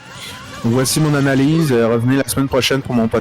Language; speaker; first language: French; native; French